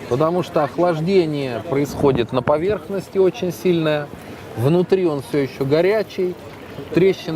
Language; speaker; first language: Russian; native; Russian